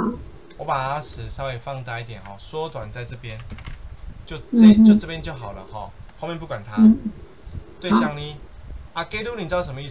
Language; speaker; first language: Chinese; native; Chinese